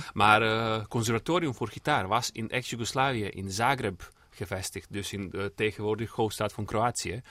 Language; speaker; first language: Dutch; non-native, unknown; Serbian